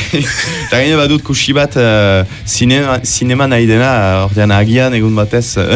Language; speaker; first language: Basque; non-native, local second language; French